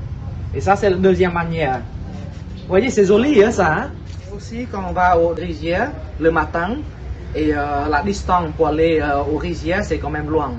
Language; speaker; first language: French; non-native, fluent; Khmer